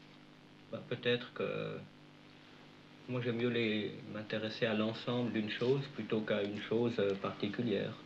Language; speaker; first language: French; native; French